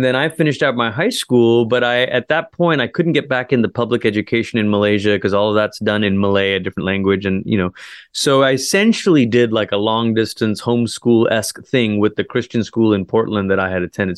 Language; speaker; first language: English; native; English